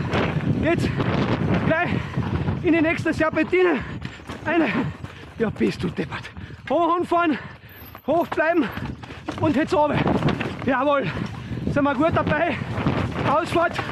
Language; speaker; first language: German; native; German